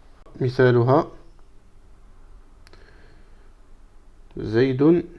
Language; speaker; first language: Arabic; non-native, fluent; French